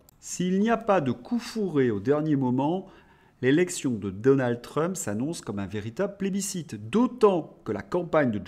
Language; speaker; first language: French; native; French